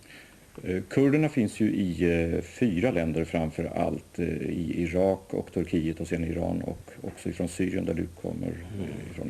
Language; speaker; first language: Swedish; native; Swedish